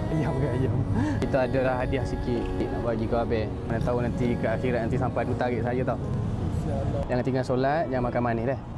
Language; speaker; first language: Malay; native; Malay